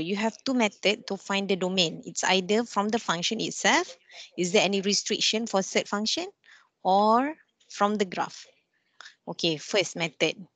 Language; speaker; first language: English; non-native, local second language; Malay